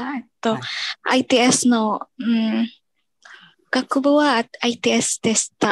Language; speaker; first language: Japanese; non-native, learner; Indonesian